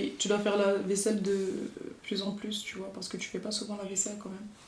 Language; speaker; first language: French; native; French